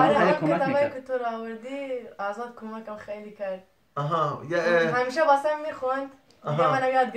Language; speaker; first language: Persian; non-native, fluent; Kurdish